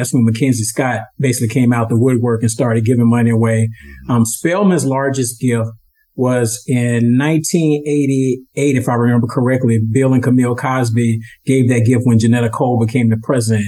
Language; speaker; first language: English; native; English